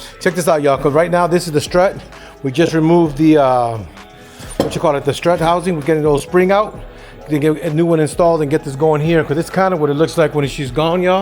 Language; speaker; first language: English; native; English